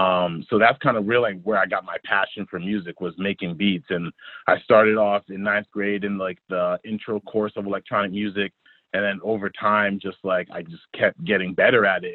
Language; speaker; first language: English; native; English